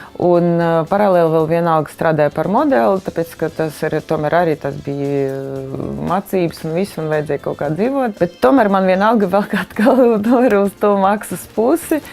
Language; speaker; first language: Latvian; non-native, fluent; Russian